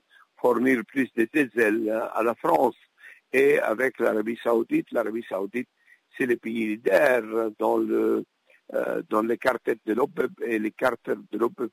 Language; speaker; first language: French; non-native, local second language; Arabic